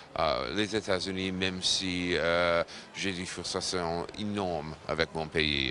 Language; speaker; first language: French; non-native, fluent; English